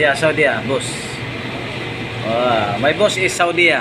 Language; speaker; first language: English; non-native, learner; Filipino